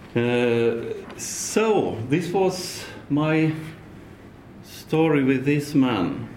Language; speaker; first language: English; non-native, fluent; Estonian